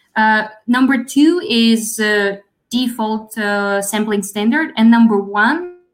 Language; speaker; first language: English; non-native, fluent; Russian